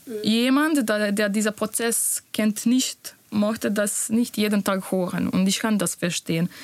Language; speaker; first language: German; non-native, learner; Bosnian